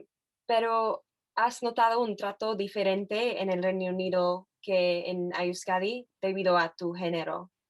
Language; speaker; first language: Spanish; non-native, fluent; English